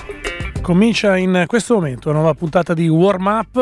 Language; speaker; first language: Italian; native; Italian